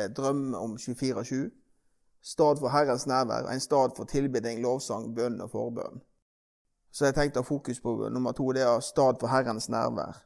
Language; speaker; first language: Norwegian; native; Norwegian